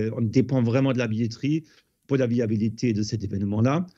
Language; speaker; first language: French; non-native, fluent; German